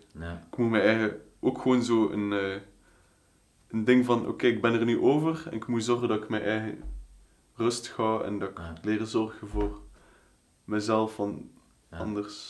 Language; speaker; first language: Dutch; native; Dutch